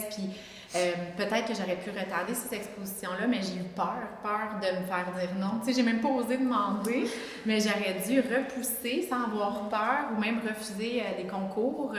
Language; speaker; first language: French; native; French